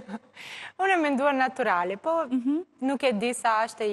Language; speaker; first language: Albanian; non-native, learner; Portuguese